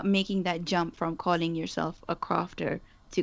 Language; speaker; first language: English; non-native, local second language; Urdu